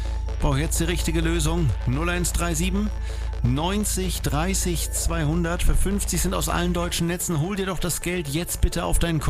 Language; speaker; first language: German; native; German